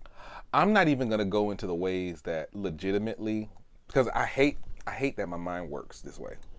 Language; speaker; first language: English; native; English